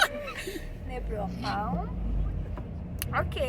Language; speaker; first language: Portuguese; non-native, learner; Haitian Creole